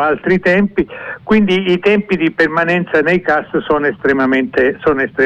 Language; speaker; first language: Italian; native; Italian